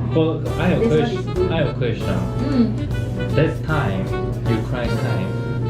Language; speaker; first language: English; non-native, learner; Korean